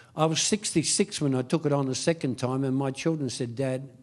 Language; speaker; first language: English; early bilingual, other home language; Dutch